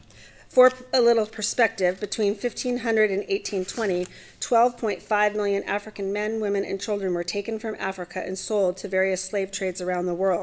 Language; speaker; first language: English; native; English